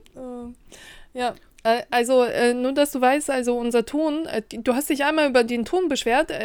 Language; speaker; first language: German; early bilingual, other home language; Russian